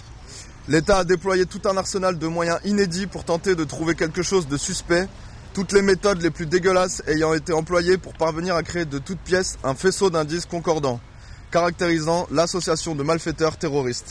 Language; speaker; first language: French; native; French